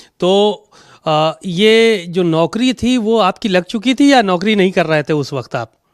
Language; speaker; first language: Hindi; native; Hindi